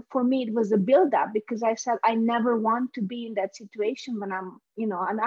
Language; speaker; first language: English; non-native, fluent; Hungarian